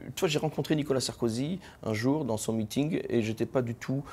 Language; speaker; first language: French; native; French